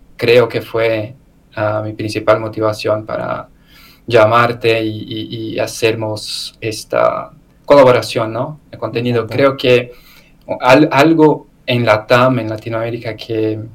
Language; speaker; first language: Spanish; non-native, learner; Portuguese